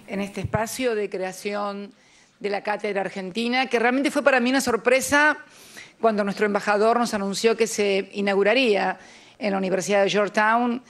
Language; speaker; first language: Spanish; native; Spanish